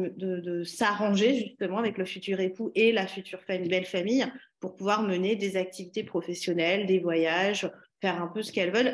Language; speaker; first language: French; native; French